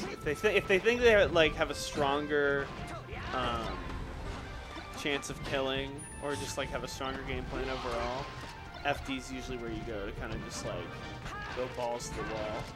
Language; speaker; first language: English; native; English